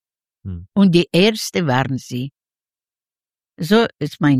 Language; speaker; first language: German; non-native, learner; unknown